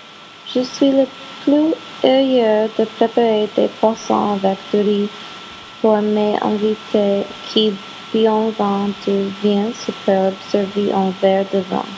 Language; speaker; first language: French; non-native, learner; English